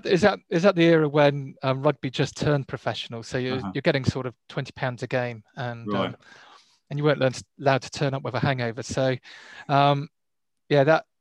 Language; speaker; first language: English; native; English